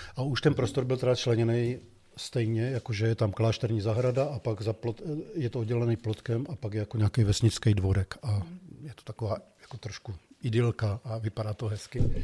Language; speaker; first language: Czech; native; Czech